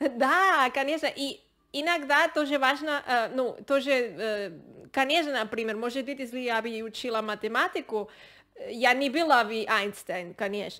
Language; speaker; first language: Russian; non-native, learner; Spanish